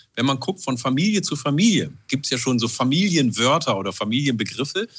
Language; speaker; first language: German; non-native, fluent; Oromo